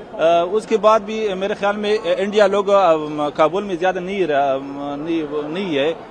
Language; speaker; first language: Hindi; non-native, fluent; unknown